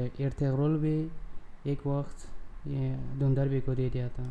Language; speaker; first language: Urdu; non-native, local second language; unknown